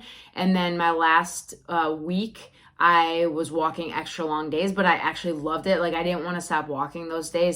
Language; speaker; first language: English; native; English